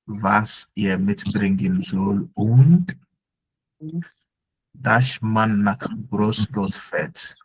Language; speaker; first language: German; non-native, fluent; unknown